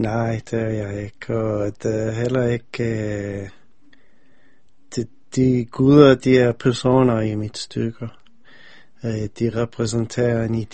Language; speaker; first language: Danish; non-native, fluent; English